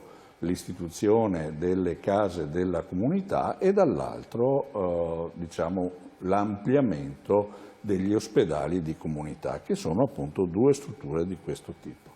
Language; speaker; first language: Italian; native; Italian